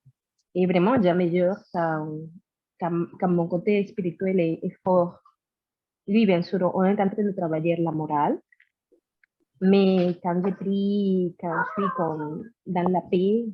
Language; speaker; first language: French; non-native, learner; Spanish